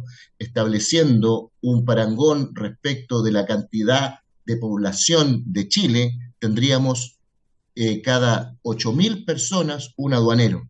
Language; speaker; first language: Spanish; native; Spanish